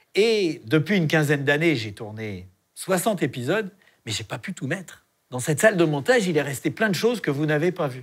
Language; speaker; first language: French; native; French